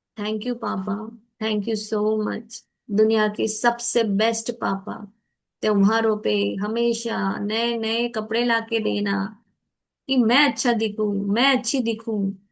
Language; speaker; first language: Hindi; native; Hindi